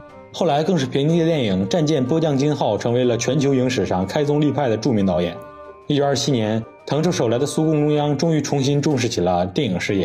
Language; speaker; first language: Chinese; native; Chinese